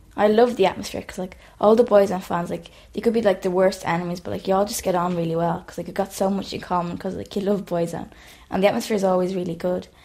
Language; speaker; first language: English; native; English